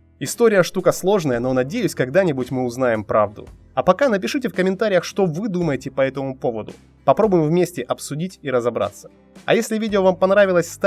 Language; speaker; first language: Russian; native; Russian